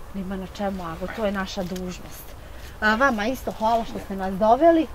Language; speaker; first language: Bosnian; native; Bosnian